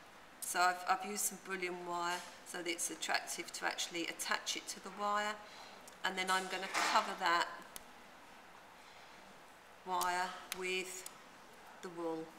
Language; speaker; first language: English; native; English